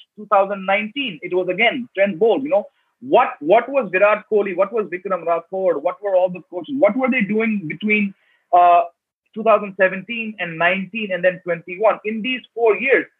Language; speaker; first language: English; native; English